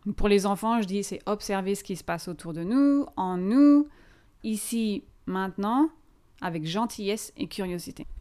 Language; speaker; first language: French; native; French